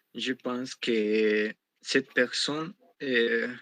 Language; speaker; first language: French; non-native, learner; Spanish